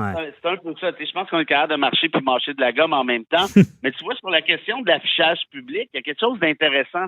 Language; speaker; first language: French; native; French